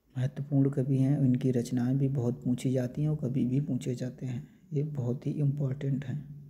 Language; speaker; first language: Hindi; native; Hindi